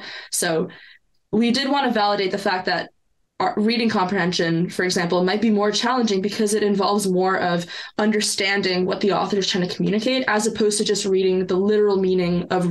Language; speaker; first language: English; non-native, local second language; French